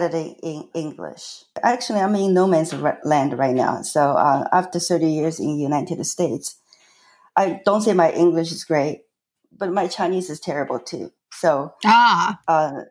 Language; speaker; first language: English; non-native, fluent; Chinese